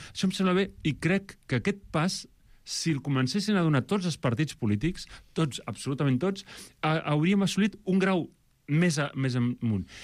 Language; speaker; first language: Catalan; native; Catalan